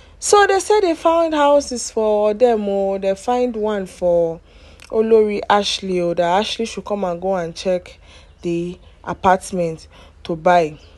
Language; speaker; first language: Nigerian Pidgin; native; Nigerian Pidgin